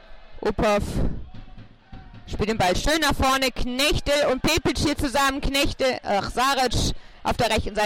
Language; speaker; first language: German; native; German